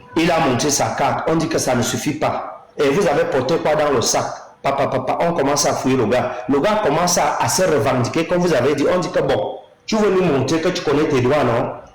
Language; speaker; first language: French; non-native, local second language; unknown